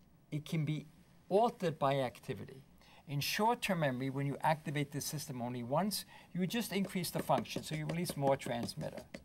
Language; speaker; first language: English; early bilingual, other home language; German